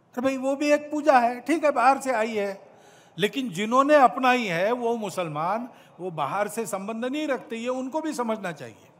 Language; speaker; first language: Hindi; non-native, local second language; Marathi